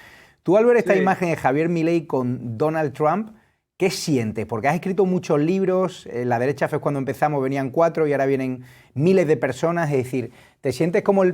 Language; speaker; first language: Spanish; native; Spanish